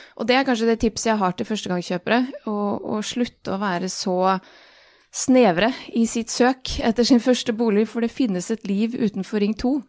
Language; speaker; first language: Norwegian; early bilingual, other home language; Bosnian